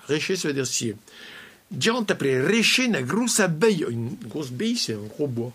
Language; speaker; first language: French; native; French